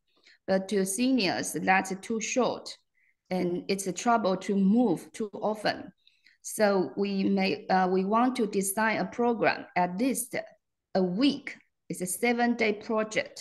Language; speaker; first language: English; non-native, fluent; Chinese